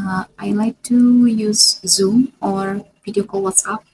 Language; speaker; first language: English; non-native, fluent; Indonesian